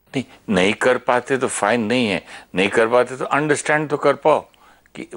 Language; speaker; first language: Hindi; native; Hindi